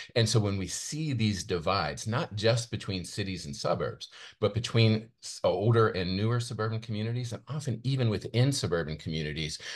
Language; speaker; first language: English; native; English